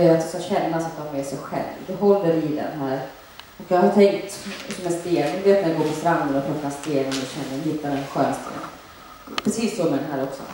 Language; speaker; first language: Swedish; early bilingual, other home language; Finnish